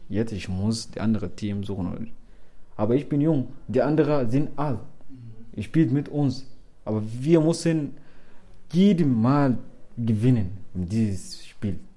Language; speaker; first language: German; non-native, learner; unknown